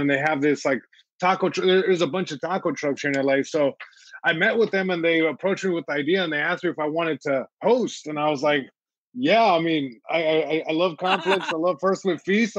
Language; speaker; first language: English; early bilingual, other home language; Spanish